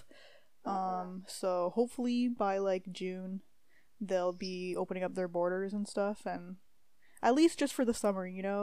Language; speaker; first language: English; native; English